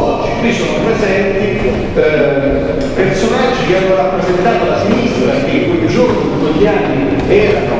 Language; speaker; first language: Italian; native; Italian